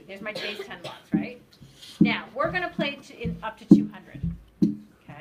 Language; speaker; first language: English; native; English